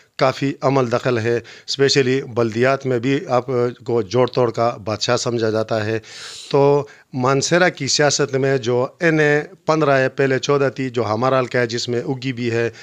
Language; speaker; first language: Urdu; non-native, local second language; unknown